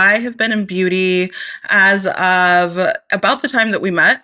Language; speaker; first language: English; native; English